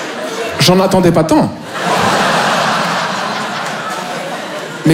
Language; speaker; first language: French; native; French